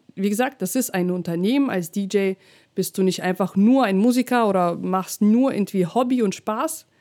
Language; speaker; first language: German; non-native, fluent; Russian